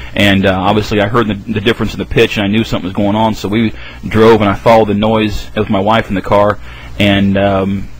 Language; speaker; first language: English; native; English